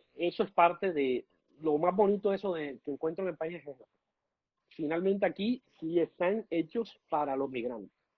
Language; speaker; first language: Spanish; native; Spanish